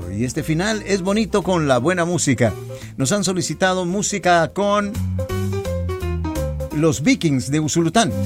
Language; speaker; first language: Spanish; native; Spanish